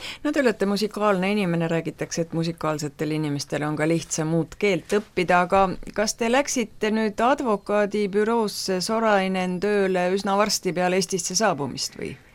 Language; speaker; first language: Estonian; native; Estonian